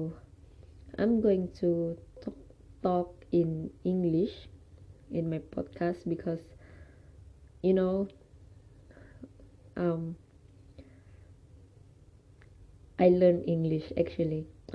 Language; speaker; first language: English; non-native, local second language; Malay